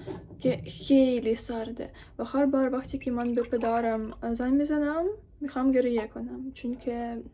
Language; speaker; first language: Persian; non-native, learner; Ukrainian